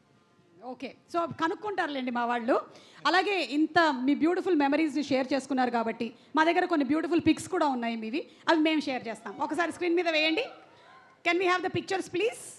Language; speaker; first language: Telugu; native; Telugu